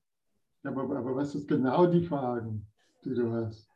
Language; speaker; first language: German; non-native, fluent; English